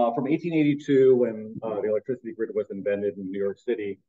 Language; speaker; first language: English; native; English